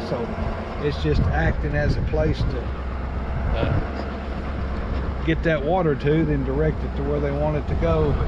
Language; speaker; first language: English; native; English